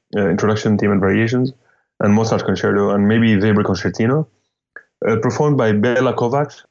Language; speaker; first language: English; non-native, fluent; Arabic